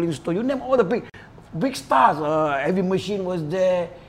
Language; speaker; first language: English; non-native, local second language; Malay